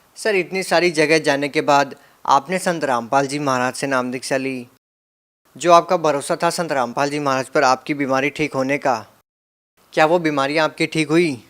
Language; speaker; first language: Hindi; native; Hindi